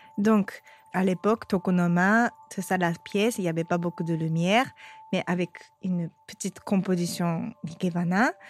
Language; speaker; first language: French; non-native, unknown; Japanese